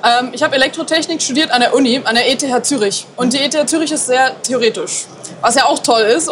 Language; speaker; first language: German; native; German